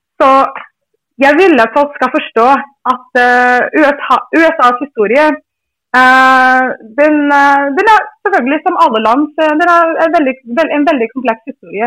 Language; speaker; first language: Norwegian; non-native, fluent; English